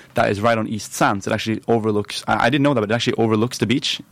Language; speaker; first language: English; non-native, fluent; Norwegian